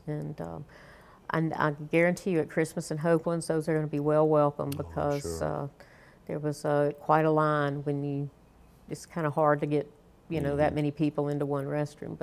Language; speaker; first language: English; native; English